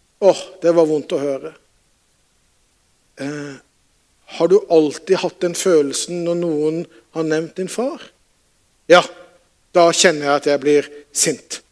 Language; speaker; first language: Norwegian; native; Norwegian